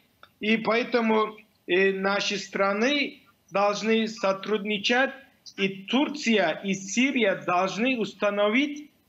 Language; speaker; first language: Russian; non-native, fluent; Turkish